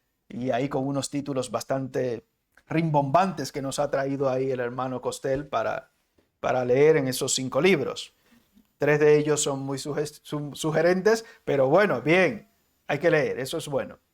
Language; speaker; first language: Spanish; native; Spanish